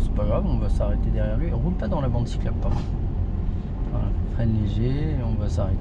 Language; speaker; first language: French; native; French